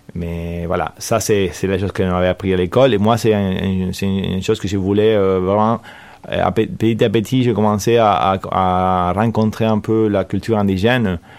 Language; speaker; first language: French; non-native, fluent; Spanish